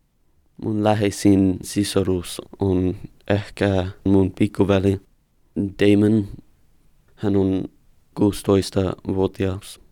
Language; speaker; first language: Finnish; non-native, learner; English